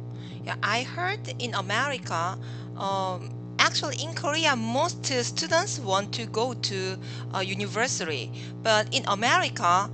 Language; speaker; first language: English; non-native, learner; Korean